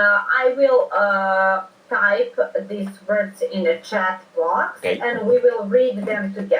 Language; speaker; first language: English; non-native, fluent; Serbian